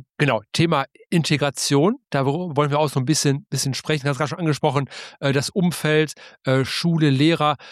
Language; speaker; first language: German; native; German